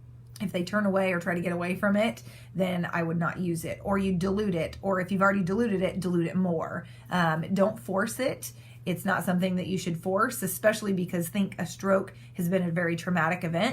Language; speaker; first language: English; native; English